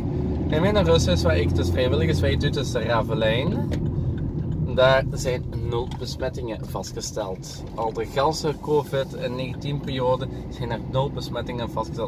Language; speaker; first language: Dutch; native; Dutch